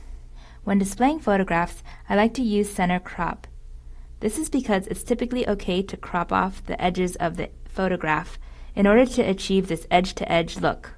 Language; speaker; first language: English; native; English